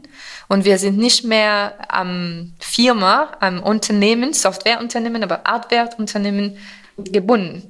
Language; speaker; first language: German; non-native, fluent; French